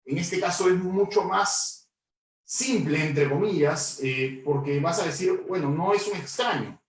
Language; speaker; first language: Spanish; native; Spanish